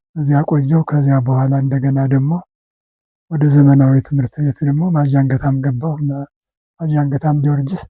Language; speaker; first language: Amharic; native; Amharic